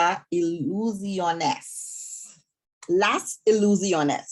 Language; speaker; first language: Spanish; non-native, learner; English